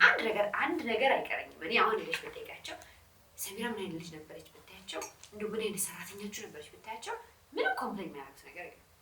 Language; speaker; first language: Amharic; non-native, local second language; Sebat Bet Gurage